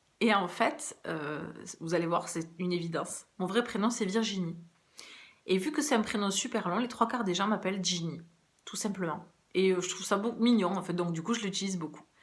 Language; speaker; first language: French; early bilingual, other home language; Portuguese